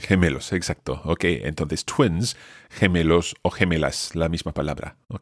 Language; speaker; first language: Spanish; non-native, fluent; English